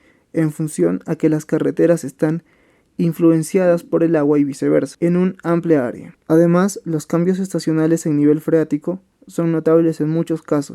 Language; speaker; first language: Spanish; native; Spanish